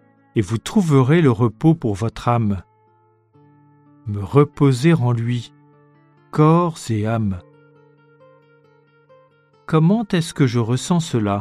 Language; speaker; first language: French; native; French